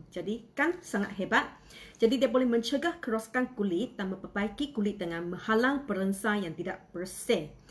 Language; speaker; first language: Malay; non-native, local second language; Chinese